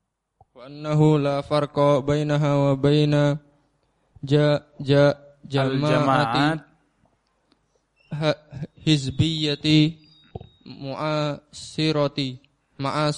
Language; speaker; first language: Arabic; non-native, learner; Indonesian